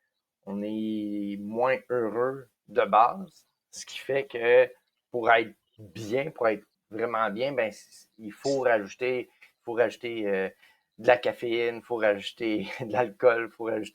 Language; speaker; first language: French; native; French